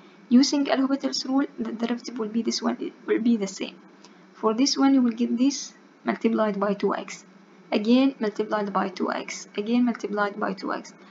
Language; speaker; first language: English; non-native, fluent; Arabic